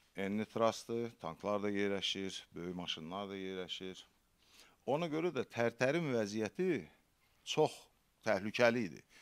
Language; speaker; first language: Azerbaijani; native; Azerbaijani